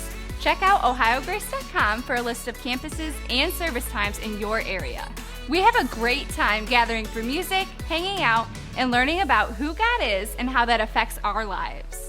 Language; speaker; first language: English; native; English